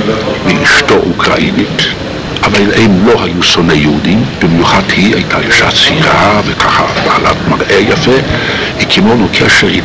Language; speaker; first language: Hebrew; non-native, fluent; Polish